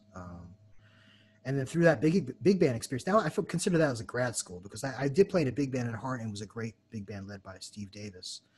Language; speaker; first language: English; native; English